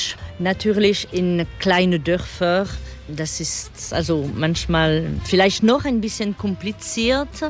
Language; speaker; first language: German; non-native, learner; French